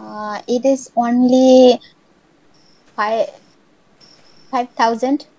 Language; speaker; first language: English; non-native, learner; Bangla